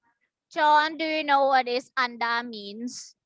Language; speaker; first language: English; non-native, fluent; Thai